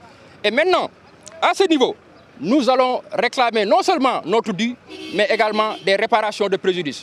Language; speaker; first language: French; non-native, local second language; Wolof